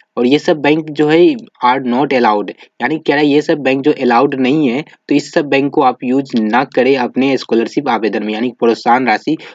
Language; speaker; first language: Hindi; native; Hindi